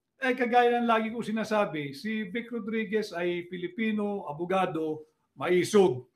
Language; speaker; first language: Filipino; native; Filipino